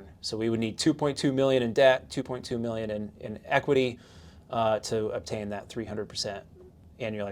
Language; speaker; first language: English; native; English